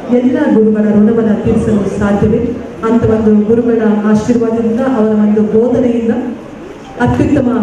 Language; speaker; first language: Kannada; native; Kannada